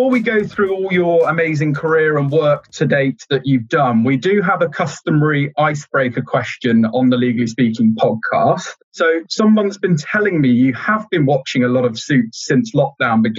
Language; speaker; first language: English; native; English